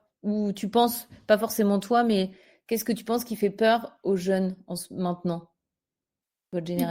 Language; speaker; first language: French; native; French